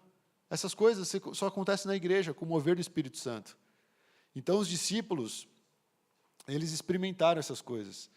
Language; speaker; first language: Portuguese; native; Portuguese